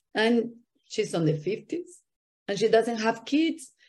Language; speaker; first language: English; non-native, fluent; Spanish